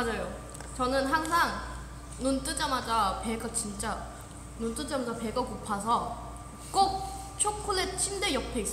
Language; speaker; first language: Korean; non-native, fluent; Thai